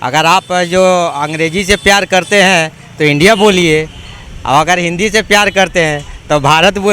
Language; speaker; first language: Hindi; non-native, local second language; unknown